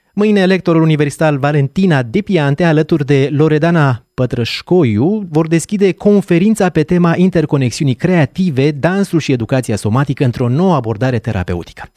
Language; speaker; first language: Romanian; native; Romanian